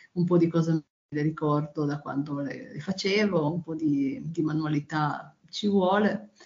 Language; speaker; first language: Italian; native; Italian